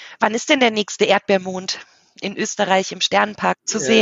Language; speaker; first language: German; native; German